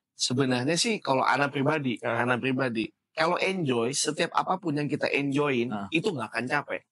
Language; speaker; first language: Indonesian; native; Indonesian